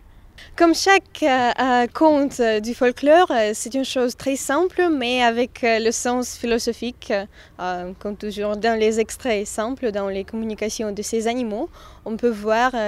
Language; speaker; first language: French; non-native, fluent; Russian